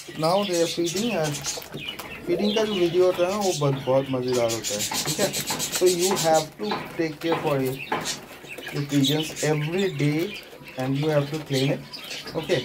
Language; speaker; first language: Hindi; non-native, local second language; Bangla